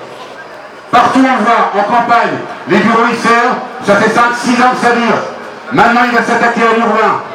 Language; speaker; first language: French; native; French